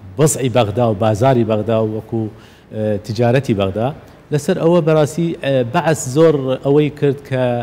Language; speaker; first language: Central Kurdish; non-native, local second language; Southern Kurdish